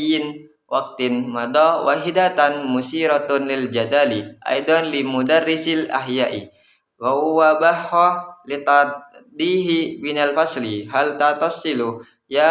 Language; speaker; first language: Arabic; non-native, learner; Indonesian